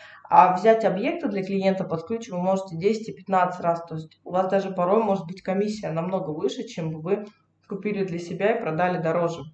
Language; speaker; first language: Russian; native; Russian